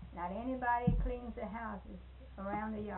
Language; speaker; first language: English; native; English